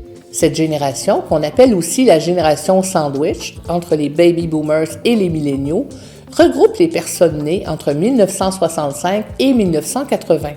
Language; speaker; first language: French; native; French